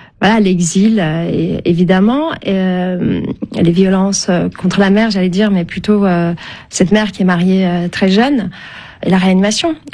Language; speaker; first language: French; early bilingual, other home language; Turkish